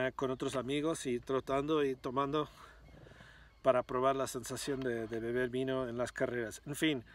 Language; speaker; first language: Spanish; non-native, fluent; English